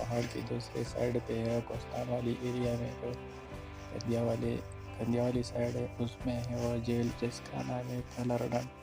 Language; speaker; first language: Hindi; non-native, local second language; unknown